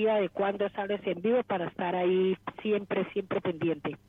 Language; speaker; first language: Spanish; native; Spanish